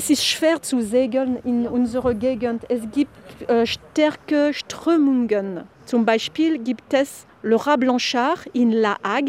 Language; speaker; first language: German; non-native, fluent; French